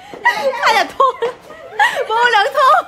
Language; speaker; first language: Chinese; non-native, learner; Vietnamese